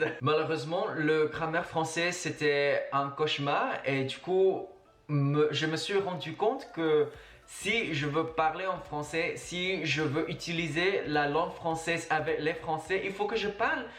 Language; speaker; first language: French; non-native, fluent; Chinese